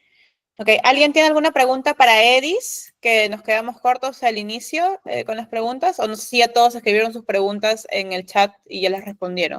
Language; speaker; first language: Spanish; native; Spanish